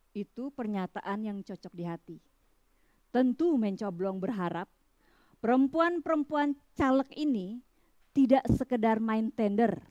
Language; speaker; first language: Indonesian; native; Indonesian